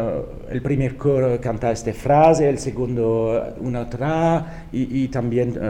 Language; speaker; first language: Spanish; non-native, fluent; French